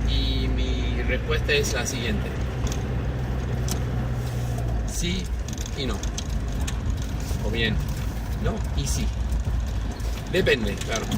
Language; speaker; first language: Spanish; non-native, fluent; English